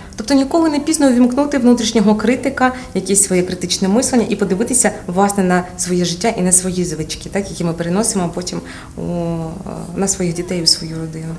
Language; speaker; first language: Ukrainian; native; Ukrainian